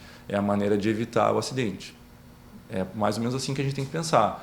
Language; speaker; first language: Portuguese; native; Portuguese